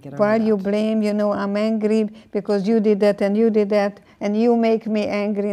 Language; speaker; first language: English; non-native, fluent; Hungarian